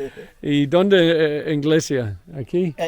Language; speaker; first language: Spanish; non-native, learner; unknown